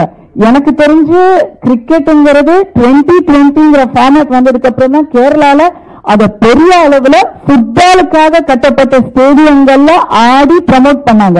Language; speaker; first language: Tamil; native; Tamil